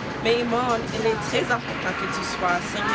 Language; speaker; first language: French; non-native, learner; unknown